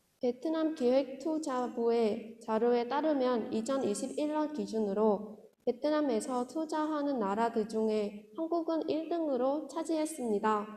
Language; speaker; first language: Korean; non-native, fluent; Vietnamese